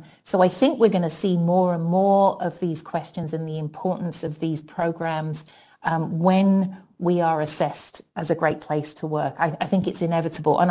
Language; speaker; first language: English; native; English